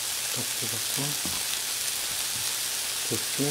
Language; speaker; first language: Korean; non-native, learner; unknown